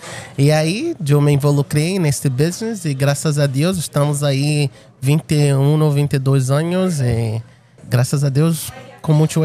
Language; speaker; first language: Spanish; non-native, fluent; Portuguese